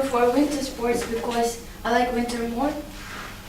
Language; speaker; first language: English; non-native, learner; Russian